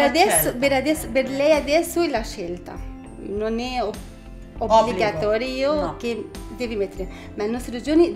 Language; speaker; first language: Italian; non-native, learner; Arabic